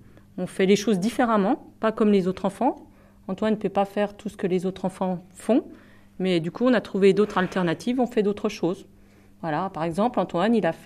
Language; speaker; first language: French; native; French